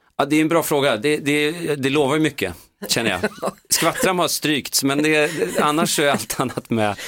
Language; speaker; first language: Swedish; native; Swedish